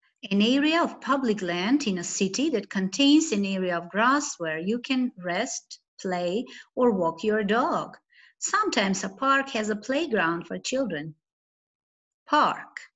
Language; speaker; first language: English; non-native, fluent; Macedonian